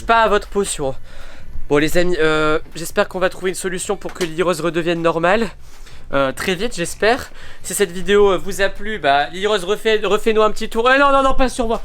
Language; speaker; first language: French; native; French